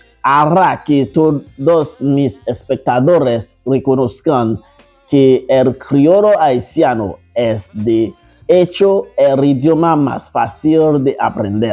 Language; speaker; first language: Spanish; non-native, fluent; Haitian Creole